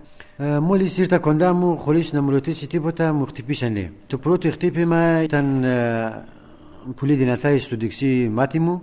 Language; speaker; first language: Greek; non-native, learner; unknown